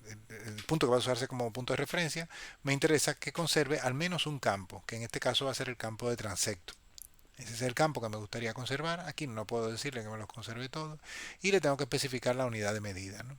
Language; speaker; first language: Spanish; native; Spanish